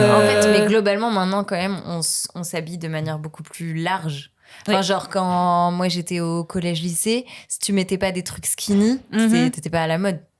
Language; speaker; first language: French; native; French